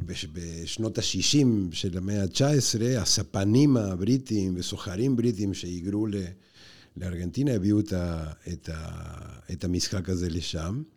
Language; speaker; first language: Hebrew; non-native, fluent; Spanish